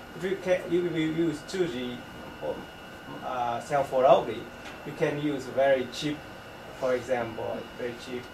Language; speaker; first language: English; non-native, fluent; Japanese